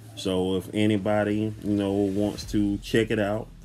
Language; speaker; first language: English; native; English